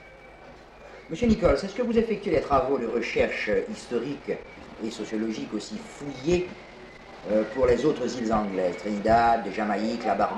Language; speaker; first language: French; native; French